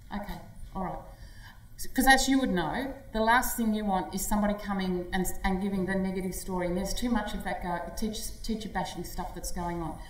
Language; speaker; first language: English; native; English